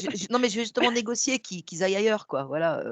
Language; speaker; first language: French; native; French